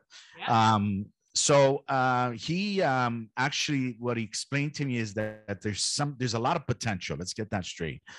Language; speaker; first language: English; early bilingual, heritage; Italian